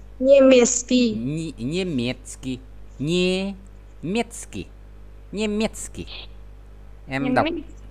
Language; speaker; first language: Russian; non-native, fluent; Vietnamese